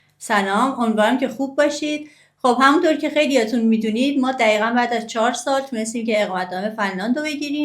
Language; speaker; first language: Persian; native; Persian